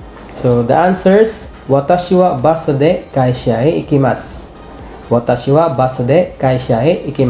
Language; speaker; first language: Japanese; non-native, fluent; English